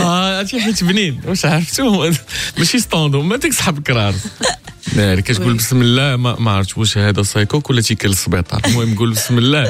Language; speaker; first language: Arabic; native; Arabic